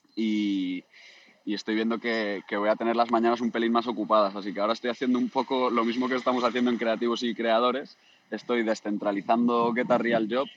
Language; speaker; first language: Spanish; native; Spanish